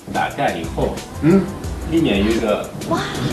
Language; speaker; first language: Chinese; non-native, learner; Italian